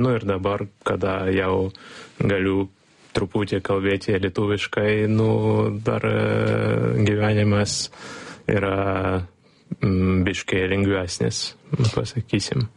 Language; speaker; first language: Lithuanian; non-native, learner; Ukrainian